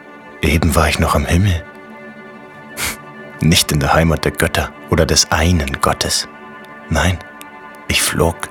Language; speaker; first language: German; native; German